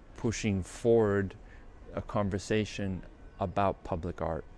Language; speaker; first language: English; native; English